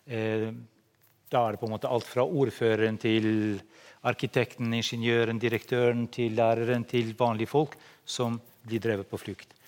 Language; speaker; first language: Norwegian; non-native, fluent; Albanian